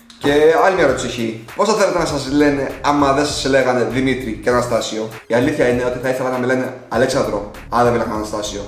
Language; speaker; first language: Greek; early bilingual, other home language; Russian